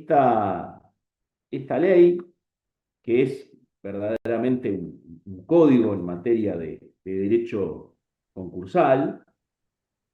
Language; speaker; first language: Spanish; native; Spanish